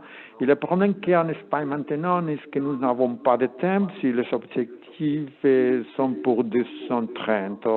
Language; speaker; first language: French; non-native, learner; Spanish